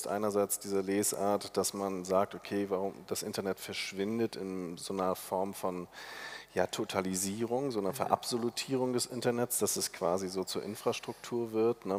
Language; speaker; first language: German; native; German